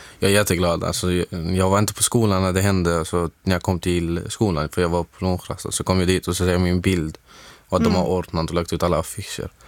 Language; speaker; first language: Swedish; non-native, fluent; Arabic